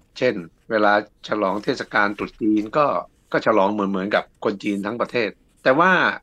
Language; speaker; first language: Thai; native; Thai